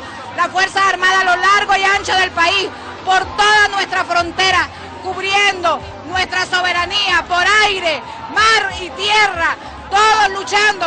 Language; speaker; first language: Spanish; native; Spanish